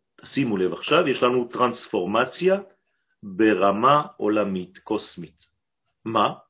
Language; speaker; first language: Hebrew; non-native, fluent; French